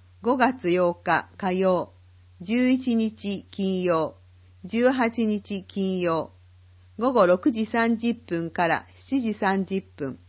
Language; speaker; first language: Japanese; native; Japanese